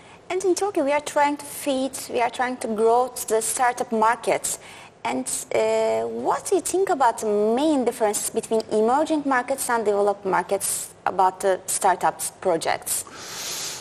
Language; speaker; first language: English; non-native, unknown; Turkish